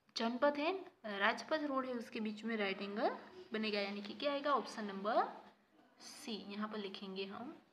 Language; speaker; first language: Hindi; non-native, local second language; Gujarati